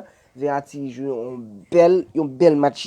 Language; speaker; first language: French; non-native, learner; Haitian Creole